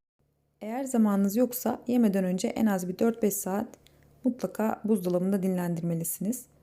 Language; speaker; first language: Turkish; native; Turkish